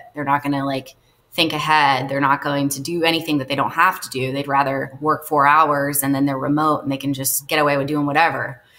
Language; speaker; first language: English; native; English